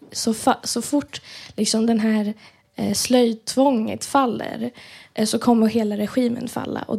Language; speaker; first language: Swedish; early bilingual, other home language; Persian